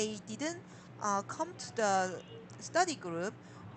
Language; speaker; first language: English; non-native, learner; Korean